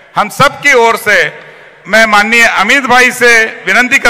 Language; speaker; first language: Hindi; non-native, local second language; Marathi